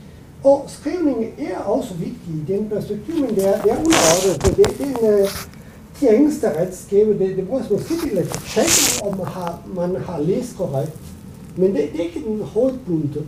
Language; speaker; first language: Danish; non-native, fluent; Italian